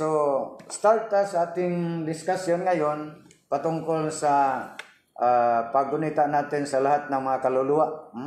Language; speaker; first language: Filipino; non-native, local second language; Cebuano